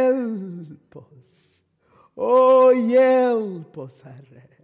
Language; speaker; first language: Swedish; non-native, fluent; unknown